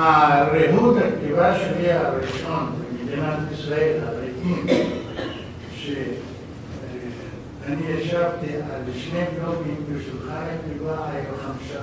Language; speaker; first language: Hebrew; non-native, fluent; Arabic